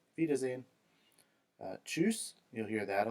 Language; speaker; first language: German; non-native, fluent; English